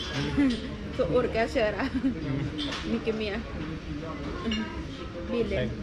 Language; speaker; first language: Swedish; non-native, learner; Thai